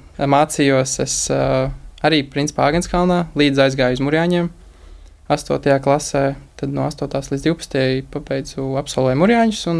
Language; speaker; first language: Latvian; native; Latvian